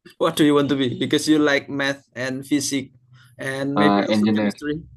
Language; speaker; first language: English; non-native, fluent; Indonesian